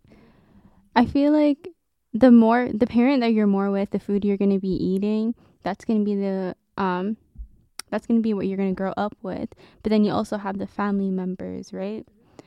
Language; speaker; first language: English; native; English